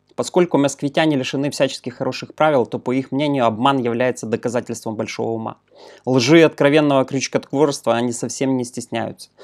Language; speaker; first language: Russian; non-native, local second language; Ukrainian